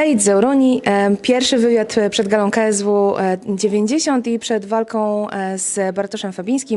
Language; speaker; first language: Polish; native; Polish